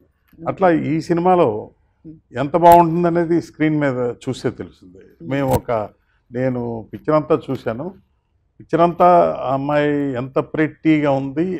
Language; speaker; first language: Telugu; native; Telugu